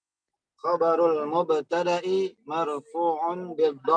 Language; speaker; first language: Arabic; non-native, learner; Indonesian